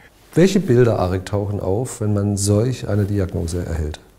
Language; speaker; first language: German; native; German